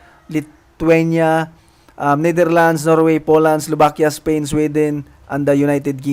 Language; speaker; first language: English; non-native, local second language; Filipino